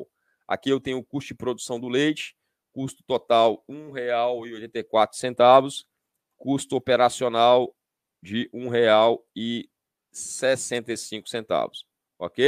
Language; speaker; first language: Portuguese; native; Portuguese